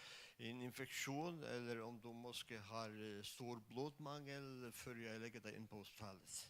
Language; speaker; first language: Danish; non-native, local second language; Faroese